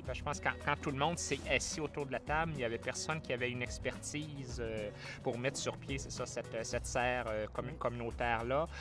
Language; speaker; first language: French; native; French